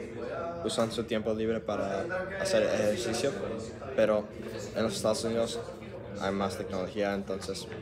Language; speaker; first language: Spanish; non-native, learner; English